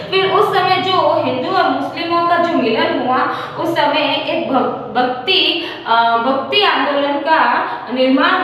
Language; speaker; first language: Hindi; native; Hindi